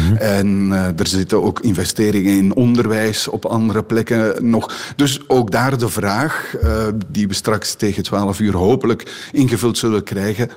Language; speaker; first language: Dutch; native; Dutch